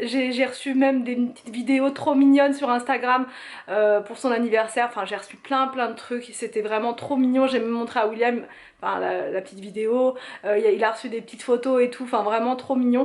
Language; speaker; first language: French; native; French